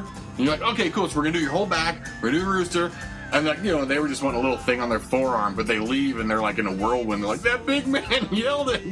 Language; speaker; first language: English; native; English